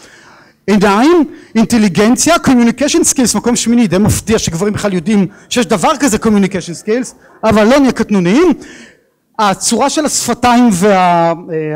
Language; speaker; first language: Hebrew; native; Hebrew